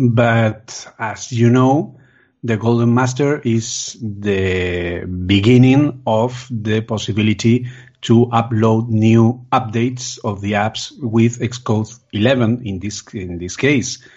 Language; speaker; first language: English; non-native, fluent; Spanish